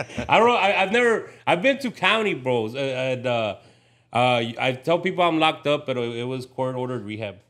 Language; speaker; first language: English; native; English